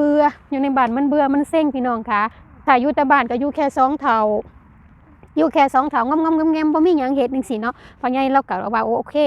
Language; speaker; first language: Thai; non-native, local second language; Lao